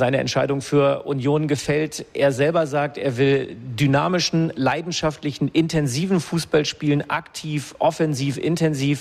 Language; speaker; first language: German; native; German